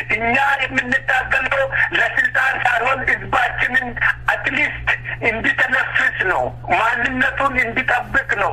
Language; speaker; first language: Amharic; non-native, local second language; Oromo